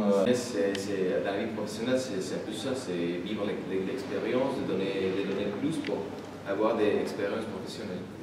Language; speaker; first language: French; non-native, fluent; Spanish